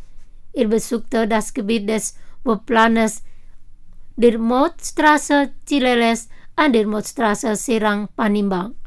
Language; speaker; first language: German; non-native, fluent; Indonesian